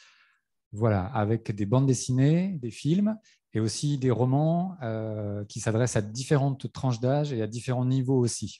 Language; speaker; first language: French; native; French